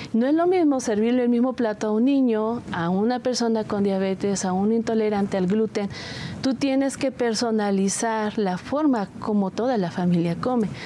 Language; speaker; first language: Spanish; native; Spanish